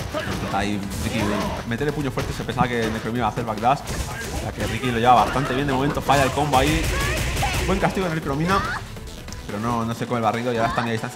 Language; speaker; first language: Spanish; native; Spanish